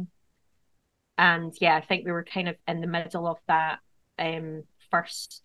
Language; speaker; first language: English; native; English